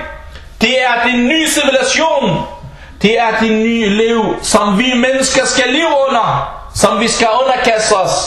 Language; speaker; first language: Danish; early bilingual, other home language; Arabic